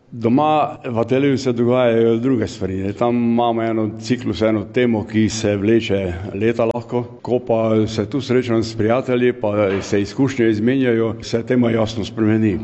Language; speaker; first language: Slovenian; non-native, local second language; Hungarian